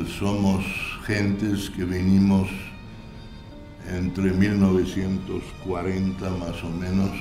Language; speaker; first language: Spanish; non-native, fluent; German